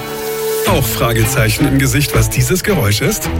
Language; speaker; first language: German; native; German